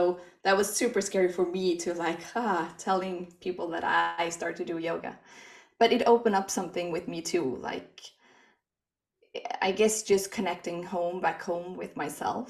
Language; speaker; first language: English; non-native, fluent; Swedish